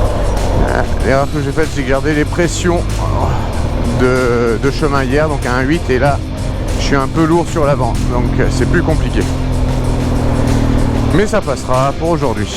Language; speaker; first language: French; native; French